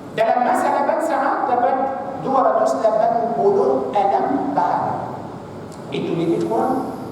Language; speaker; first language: Malay; non-native, fluent; Arabic